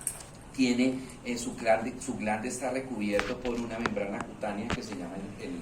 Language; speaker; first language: Spanish; native; Spanish